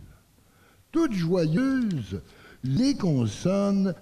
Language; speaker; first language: French; native; French